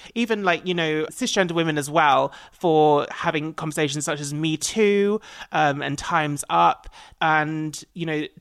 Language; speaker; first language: English; native; English